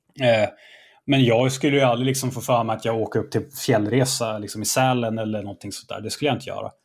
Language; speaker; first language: Swedish; native; Swedish